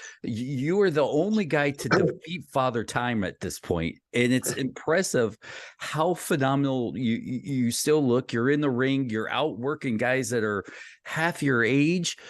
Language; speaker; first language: English; native; English